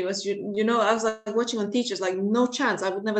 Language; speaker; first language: English; non-native, fluent; Latvian